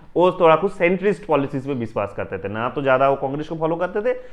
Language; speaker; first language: Hindi; non-native, local second language; Bangla